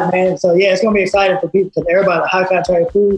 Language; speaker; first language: English; native; English